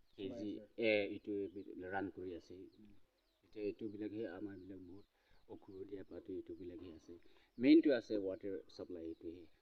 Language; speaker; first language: Assamese; non-native, local second language; Karbi